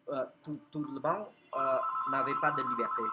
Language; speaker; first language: French; non-native, fluent; Khmer